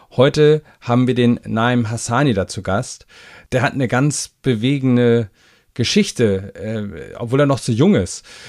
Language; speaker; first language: German; native; German